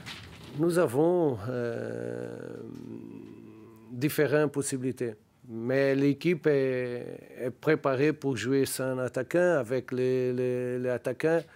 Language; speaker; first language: French; non-native, learner; Portuguese